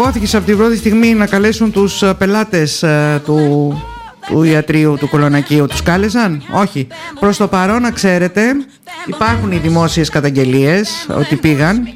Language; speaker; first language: Greek; native; Greek